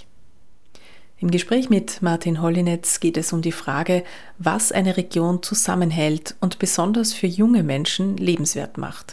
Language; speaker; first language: German; native; German